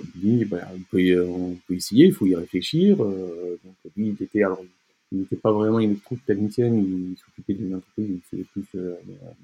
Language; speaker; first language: French; native; French